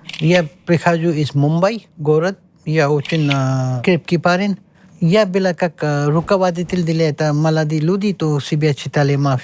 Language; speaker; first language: Russian; non-native, learner; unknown